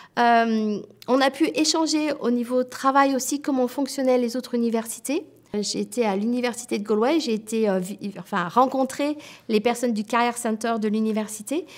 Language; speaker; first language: French; native; French